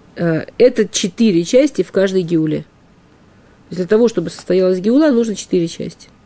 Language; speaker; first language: Russian; early bilingual, heritage; Russian